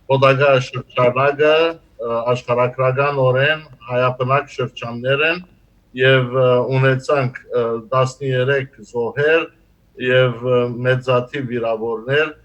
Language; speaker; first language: Armenian; early bilingual, heritage; Armenian